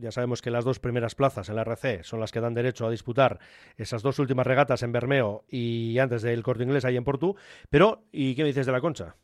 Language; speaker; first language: Spanish; native; Spanish